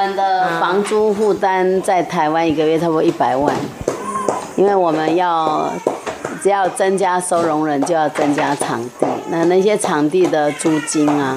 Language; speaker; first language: Chinese; native; Chinese